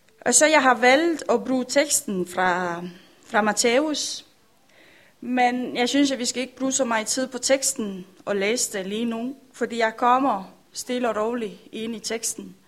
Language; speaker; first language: Danish; non-native, learner; Romanian